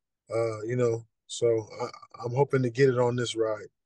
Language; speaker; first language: English; native; English